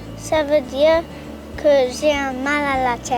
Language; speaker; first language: French; native; French